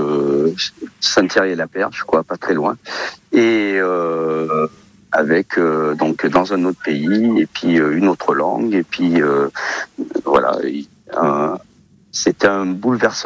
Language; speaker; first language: French; early bilingual, other home language; Portuguese